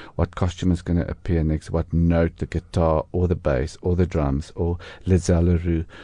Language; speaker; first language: English; non-native, local second language; Afrikaans